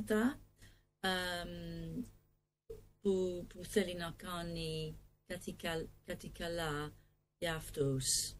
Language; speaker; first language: Greek; non-native, learner; English